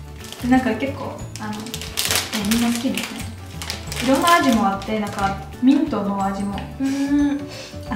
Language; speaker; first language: Japanese; non-native, fluent; Russian